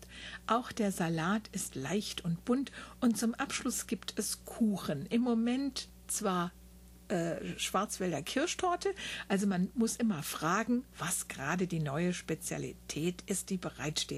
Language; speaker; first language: German; native; German